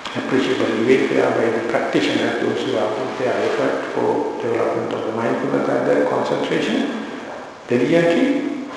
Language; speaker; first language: English; non-native, local second language; Sinhala